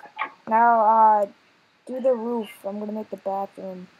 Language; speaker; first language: English; native; English